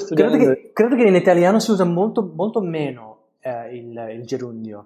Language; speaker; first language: Italian; non-native, fluent; English